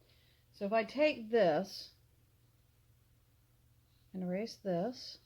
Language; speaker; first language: English; native; English